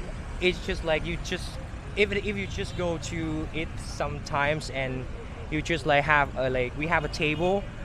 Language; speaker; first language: English; non-native, fluent; Vietnamese